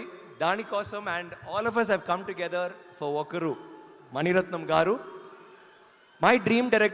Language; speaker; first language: Telugu; non-native, fluent; Tamil